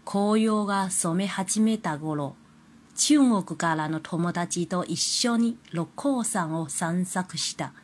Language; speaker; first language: Japanese; non-native, fluent; Chinese